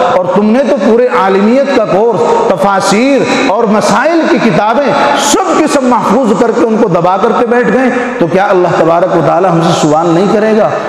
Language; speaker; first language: Urdu; native; Urdu